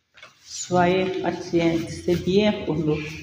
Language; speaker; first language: French; non-native, learner; Portuguese